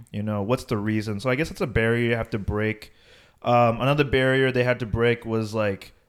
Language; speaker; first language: English; native; English